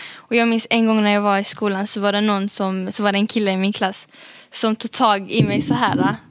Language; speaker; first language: Swedish; early bilingual, other home language; Arabic